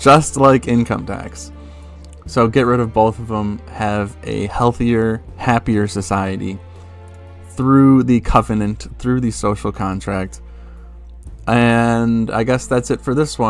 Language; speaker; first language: English; native; English